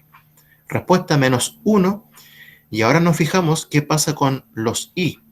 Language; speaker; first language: Spanish; native; Spanish